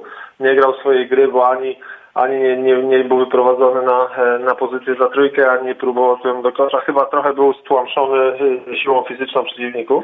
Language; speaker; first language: Polish; native; Polish